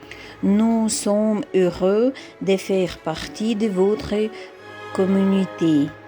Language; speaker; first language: French; non-native, learner; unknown